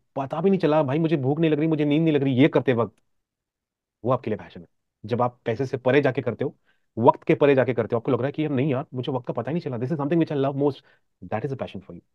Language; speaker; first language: Hindi; non-native, local second language; Marathi